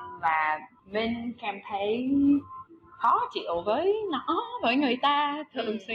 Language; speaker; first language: Vietnamese; non-native, fluent; English